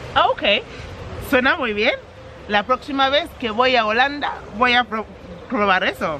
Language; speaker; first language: Spanish; non-native, fluent; English